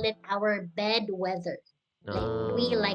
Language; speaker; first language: English; non-native, local second language; Filipino